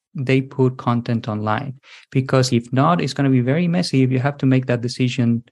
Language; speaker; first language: English; non-native, fluent; Spanish